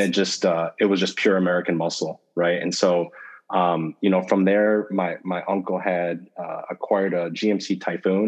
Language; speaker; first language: English; native; English